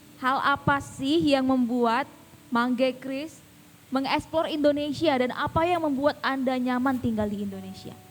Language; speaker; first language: Indonesian; native; Indonesian